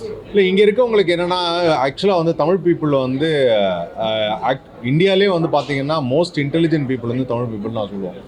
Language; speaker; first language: Tamil; native; Tamil